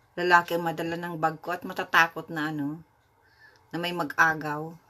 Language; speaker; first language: Filipino; non-native, local second language; Bikol